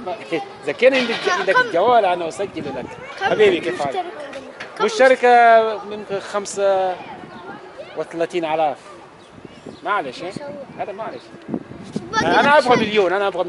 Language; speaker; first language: Arabic; non-native, learner; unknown